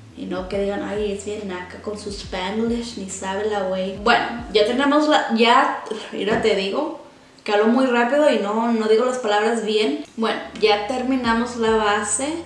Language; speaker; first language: Spanish; early bilingual, heritage; Spanish